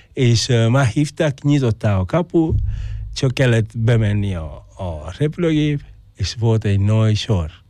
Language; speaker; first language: Hungarian; non-native, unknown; Spanish